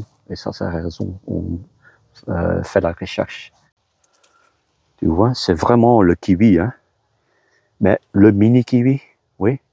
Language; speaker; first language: French; non-native, local second language; Dutch